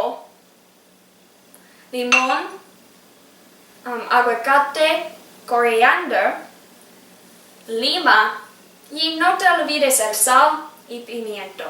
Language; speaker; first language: Spanish; non-native, learner; English